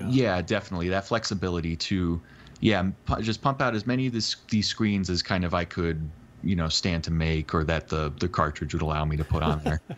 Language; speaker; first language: English; native; English